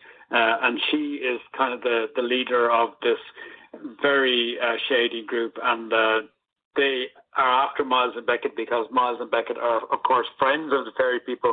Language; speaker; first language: English; native; English